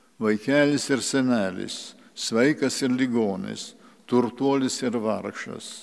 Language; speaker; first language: Lithuanian; early bilingual, heritage; Lithuanian